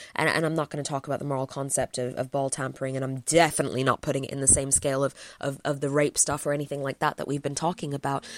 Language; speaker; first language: English; native; English